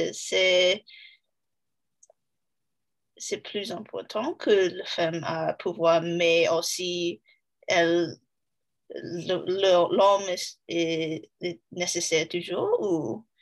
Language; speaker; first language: French; non-native, learner; English